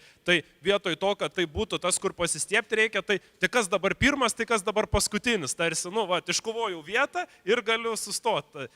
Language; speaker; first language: Lithuanian; native; Lithuanian